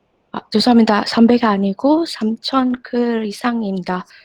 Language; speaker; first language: Korean; non-native, fluent; Indonesian